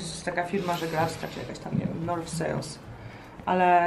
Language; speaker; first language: Polish; native; Polish